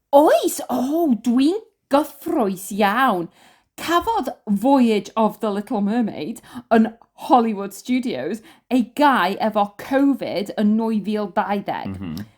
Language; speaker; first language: Welsh; non-native, learner; English